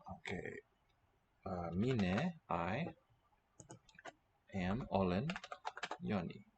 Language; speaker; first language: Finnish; non-native, learner; English